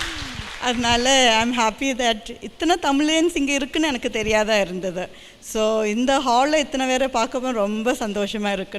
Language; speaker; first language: Tamil; early bilingual, heritage; Tamil